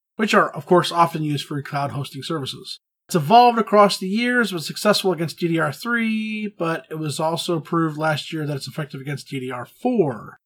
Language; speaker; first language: English; native; English